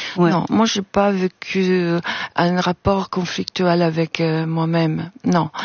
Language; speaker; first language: French; non-native, fluent; Italian